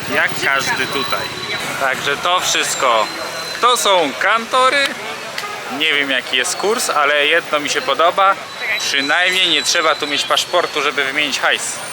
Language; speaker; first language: Polish; native; Polish